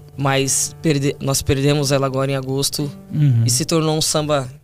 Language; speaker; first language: Portuguese; native; Portuguese